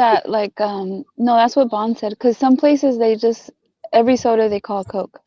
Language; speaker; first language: English; native; English